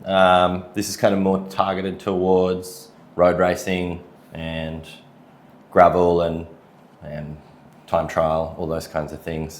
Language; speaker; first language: English; native; English